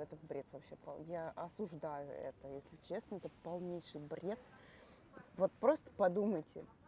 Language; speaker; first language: Russian; native; Russian